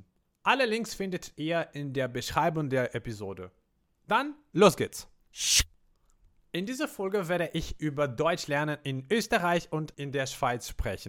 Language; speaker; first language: German; non-native, fluent; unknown